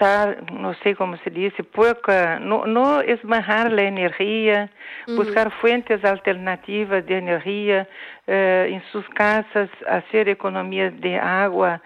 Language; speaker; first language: Spanish; non-native, fluent; Portuguese